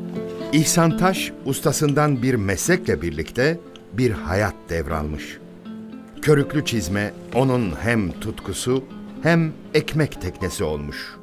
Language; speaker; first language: Turkish; native; Turkish